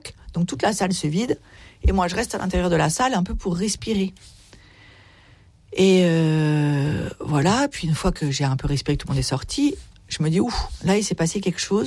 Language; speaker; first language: French; native; French